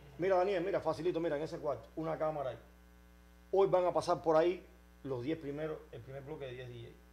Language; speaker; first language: Spanish; native; Spanish